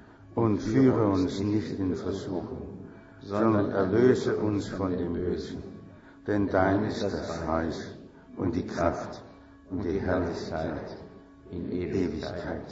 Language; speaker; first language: German; native; German